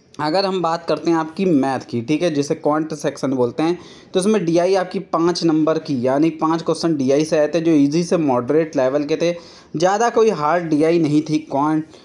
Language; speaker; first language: Hindi; native; Hindi